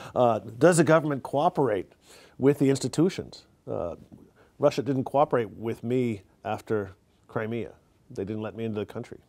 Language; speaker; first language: English; native; English